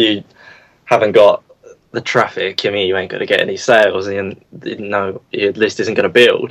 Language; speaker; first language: English; native; English